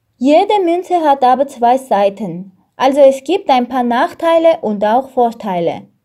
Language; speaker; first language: German; non-native, learner; Armenian